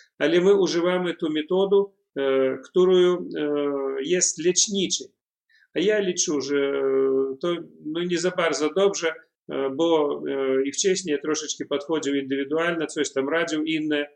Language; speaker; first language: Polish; non-native, learner; Belarusian